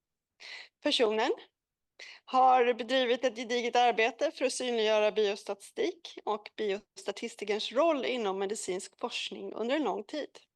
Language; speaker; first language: Swedish; native; Swedish